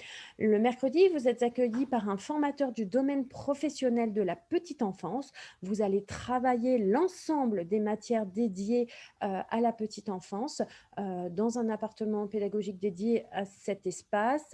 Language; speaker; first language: French; native; French